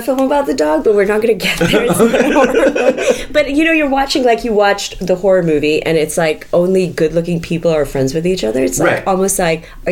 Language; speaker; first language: English; non-native, local second language; Urdu